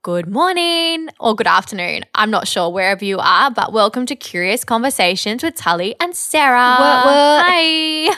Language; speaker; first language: English; native; English